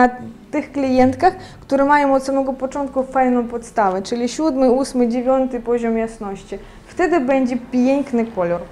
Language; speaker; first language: Polish; non-native, fluent; Ukrainian